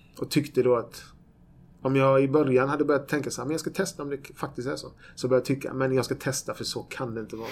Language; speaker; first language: Swedish; native; Swedish